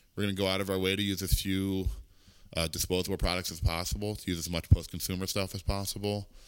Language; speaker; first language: English; native; English